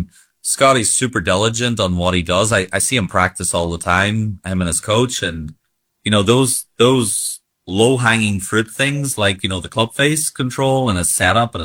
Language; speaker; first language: English; native; English